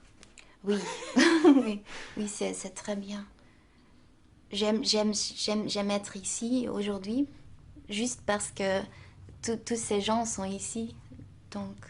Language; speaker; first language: French; non-native, local second language; Dutch